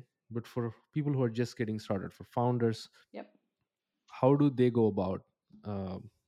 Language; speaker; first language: English; non-native, local second language; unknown